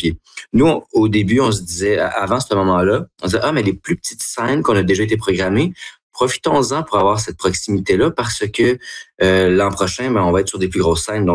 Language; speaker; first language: French; native; French